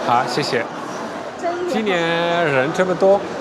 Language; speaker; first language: Chinese; non-native, fluent; Dutch